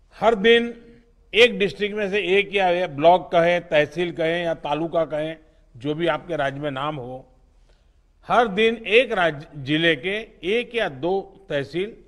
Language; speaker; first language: Hindi; non-native, local second language; Gujarati